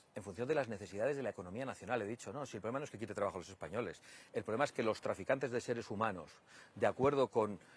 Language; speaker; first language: Spanish; native; Spanish